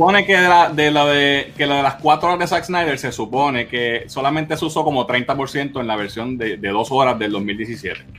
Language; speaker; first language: Spanish; native; Spanish